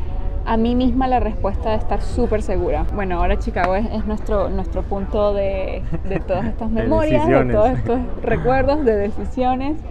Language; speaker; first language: Spanish; native; Spanish